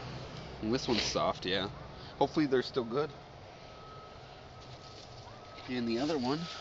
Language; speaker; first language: English; native; English